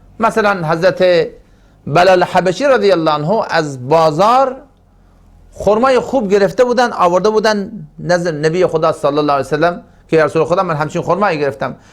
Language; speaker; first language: Persian; non-native, local second language; Turkmen